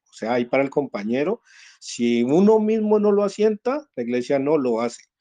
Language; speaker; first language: Spanish; native; Spanish